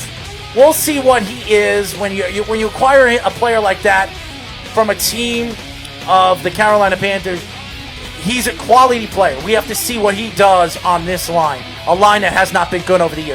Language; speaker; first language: English; native; English